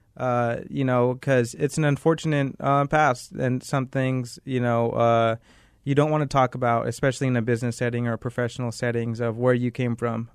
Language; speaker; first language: English; native; English